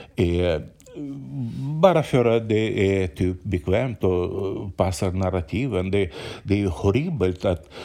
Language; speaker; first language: Swedish; non-native, fluent; Ukrainian